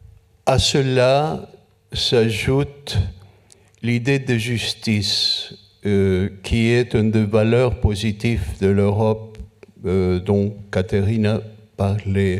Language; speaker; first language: French; non-native, fluent; Spanish